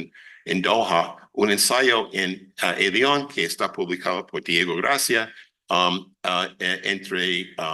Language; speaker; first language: Spanish; non-native, fluent; English